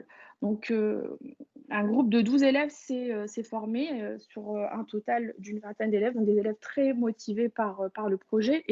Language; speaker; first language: French; native; French